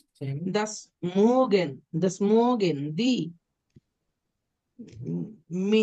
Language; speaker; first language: German; non-native, learner; Bangla